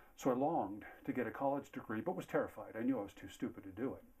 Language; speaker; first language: English; native; English